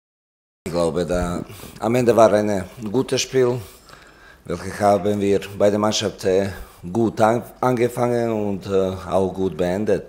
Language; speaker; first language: German; non-native, learner; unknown